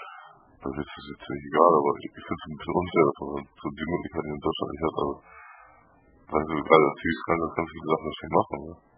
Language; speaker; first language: German; native; German